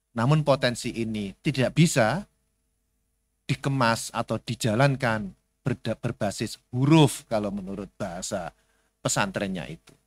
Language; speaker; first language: Indonesian; native; Indonesian